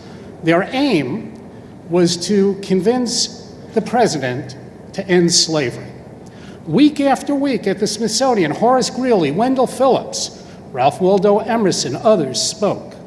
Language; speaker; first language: English; native; English